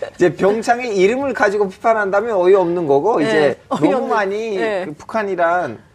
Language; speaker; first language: Korean; non-native, fluent; Turkish